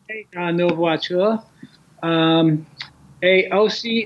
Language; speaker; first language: French; non-native, learner; English